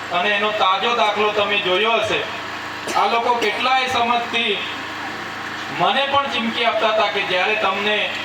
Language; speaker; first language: Gujarati; non-native, local second language; Vasavi